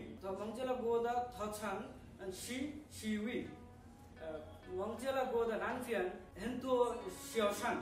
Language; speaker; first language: Chinese; non-native, learner; Bangla